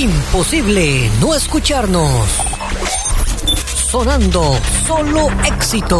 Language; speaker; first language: Spanish; native; Spanish